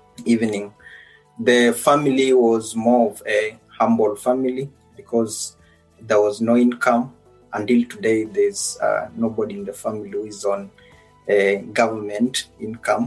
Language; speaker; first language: English; non-native, local second language; Luyia